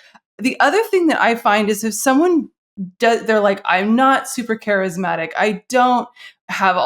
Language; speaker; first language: English; native; English